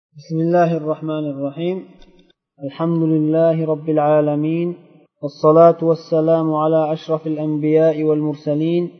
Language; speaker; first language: Arabic; non-native, fluent; Uzbek